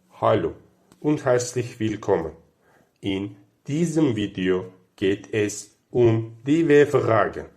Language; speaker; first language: German; non-native, fluent; Turkish